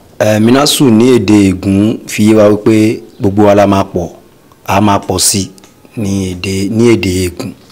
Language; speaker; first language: Yoruba; non-native, local second language; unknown